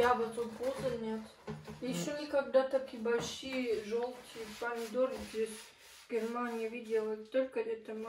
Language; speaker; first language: Russian; early bilingual, heritage; Russian